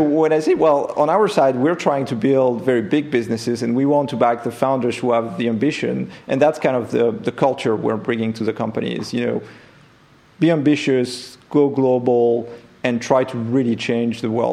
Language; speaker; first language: English; non-native, fluent; French